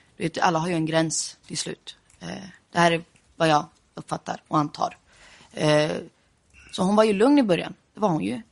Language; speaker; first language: Swedish; early bilingual, other home language; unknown